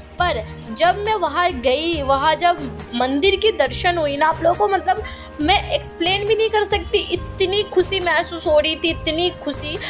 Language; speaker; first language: Hindi; non-native, local second language; Bangla